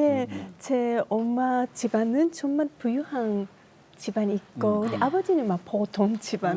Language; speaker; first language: Korean; non-native, learner; Japanese